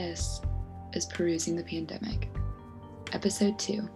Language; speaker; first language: English; native; English